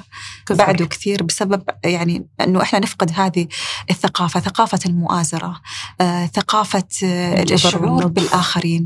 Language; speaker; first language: Arabic; native; Arabic